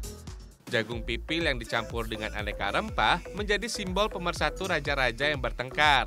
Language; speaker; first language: Indonesian; native; Indonesian